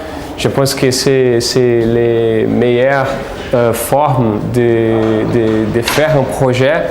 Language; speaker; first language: French; non-native, fluent; Portuguese